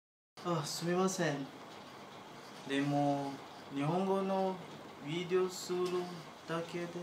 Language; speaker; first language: Japanese; non-native, learner; Malay